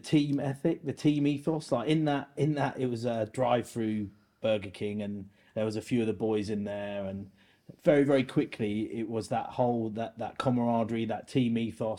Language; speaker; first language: English; native; English